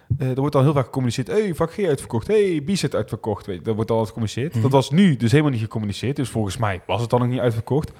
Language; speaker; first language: Dutch; native; Dutch